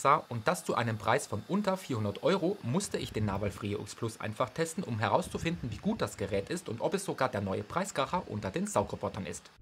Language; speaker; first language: German; native; German